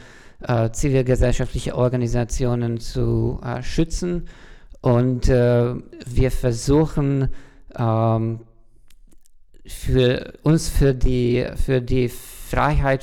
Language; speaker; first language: German; non-native, fluent; Hungarian